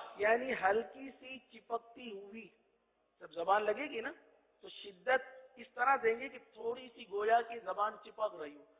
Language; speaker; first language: Urdu; native; Urdu